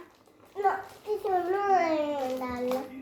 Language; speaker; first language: Italian; early bilingual, other home language; Albanian